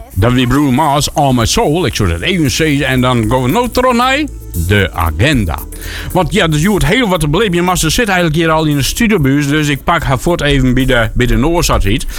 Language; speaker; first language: Dutch; non-native, local second language; Western Frisian